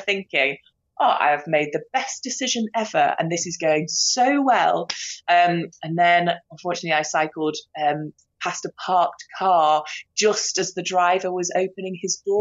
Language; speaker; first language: English; native; English